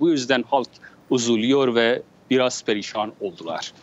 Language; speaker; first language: Turkish; non-native, learner; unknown